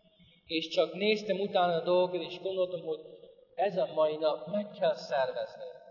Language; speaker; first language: Hungarian; non-native, fluent; English